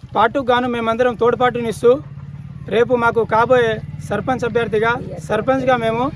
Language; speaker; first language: Telugu; non-native, local second language; Lambadi